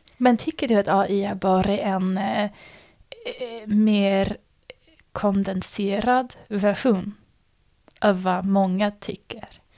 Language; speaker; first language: Swedish; non-native, fluent; English